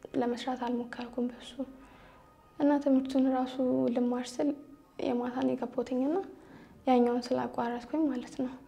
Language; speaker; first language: Amharic; native; Amharic